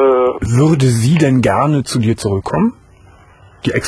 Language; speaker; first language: German; native; German